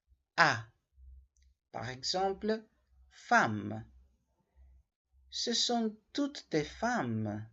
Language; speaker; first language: French; non-native, learner; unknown